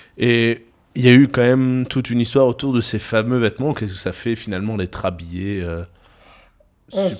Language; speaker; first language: French; native; French